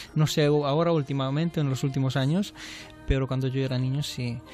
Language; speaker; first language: Spanish; non-native, fluent; Romanian